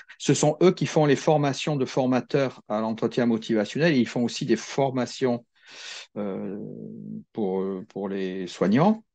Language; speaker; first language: French; native; French